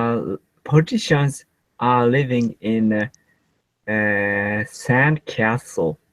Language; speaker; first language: English; non-native, learner; Japanese